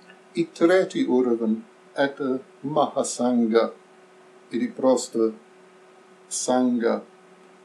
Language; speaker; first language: Russian; non-native, fluent; English